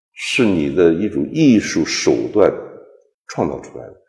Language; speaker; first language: Chinese; native; Chinese